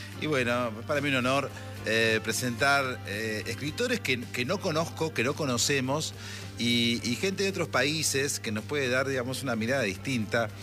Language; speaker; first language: Spanish; native; Spanish